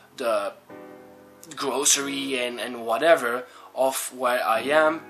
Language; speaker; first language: English; non-native, fluent; French